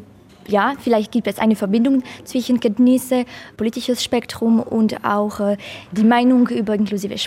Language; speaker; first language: German; non-native, local second language; French